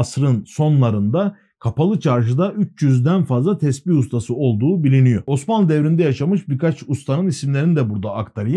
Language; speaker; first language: Turkish; native; Turkish